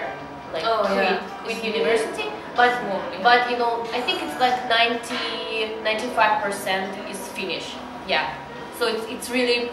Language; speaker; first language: English; non-native, learner; Russian